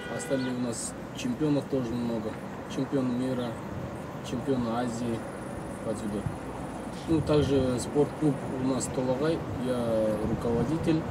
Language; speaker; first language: Russian; non-native, local second language; Kazakh